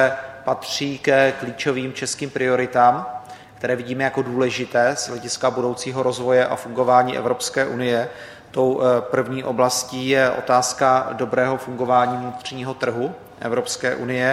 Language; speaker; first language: Czech; native; Czech